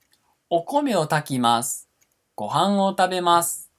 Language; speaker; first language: Japanese; non-native, fluent; Portuguese